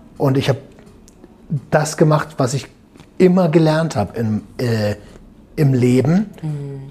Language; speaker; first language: German; native; German